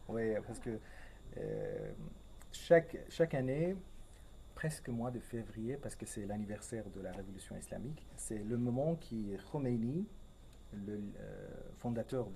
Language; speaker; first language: French; non-native, fluent; Persian